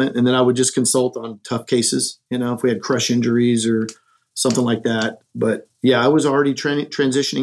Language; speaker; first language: English; native; English